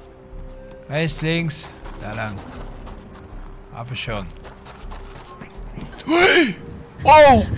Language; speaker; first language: German; native; German